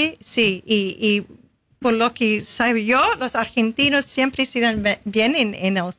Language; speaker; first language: Spanish; non-native, fluent; English